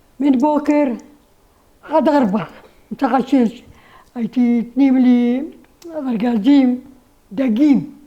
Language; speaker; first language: Hebrew; non-native, learner; Arabic